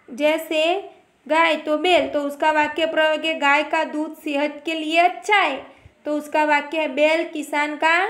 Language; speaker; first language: Hindi; non-native, local second language; Gujarati